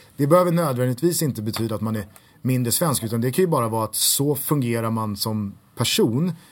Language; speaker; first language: Swedish; native; Swedish